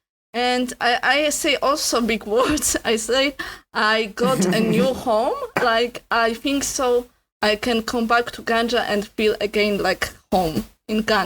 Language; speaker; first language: English; non-native, learner; Polish